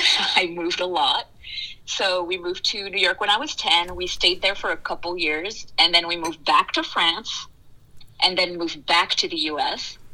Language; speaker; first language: English; early bilingual, other home language; French